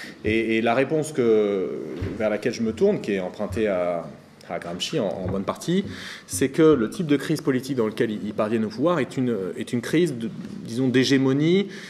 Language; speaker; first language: French; native; French